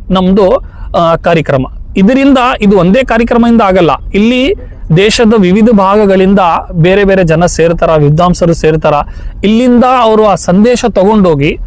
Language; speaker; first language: Kannada; non-native, local second language; Urdu